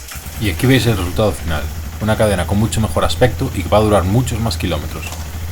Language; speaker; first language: Spanish; native; Spanish